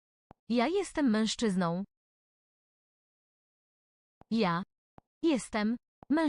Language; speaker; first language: Polish; non-native, learner; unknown